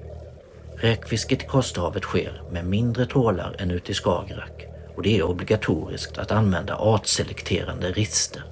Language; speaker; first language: Swedish; native; Swedish